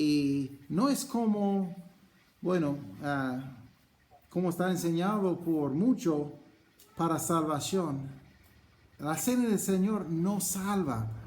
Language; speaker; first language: Spanish; non-native, fluent; English